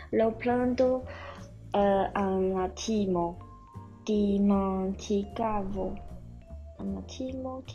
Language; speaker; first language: Italian; non-native, learner; Chinese